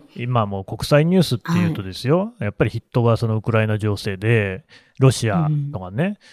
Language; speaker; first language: Japanese; native; Japanese